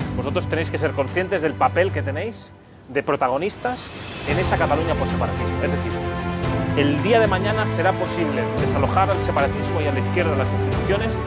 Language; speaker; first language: Spanish; native; Spanish